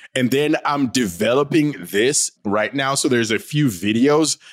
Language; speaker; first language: English; non-native, local second language; North Ndebele